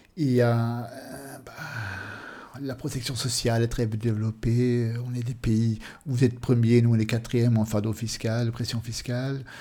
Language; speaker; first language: French; non-native, fluent; Swedish